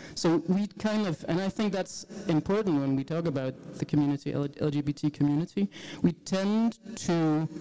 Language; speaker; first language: English; non-native, fluent; Danish